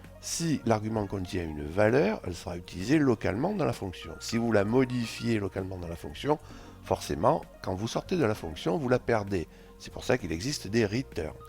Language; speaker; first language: French; native; French